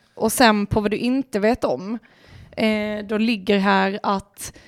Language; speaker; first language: Swedish; native; Swedish